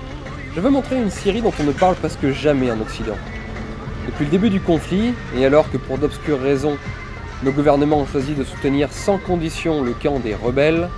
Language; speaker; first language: French; native; French